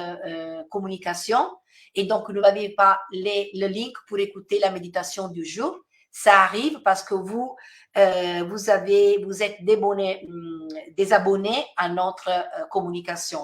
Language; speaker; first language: French; non-native, fluent; Italian